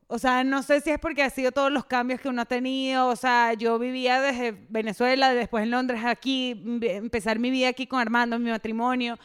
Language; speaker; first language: Spanish; native; Spanish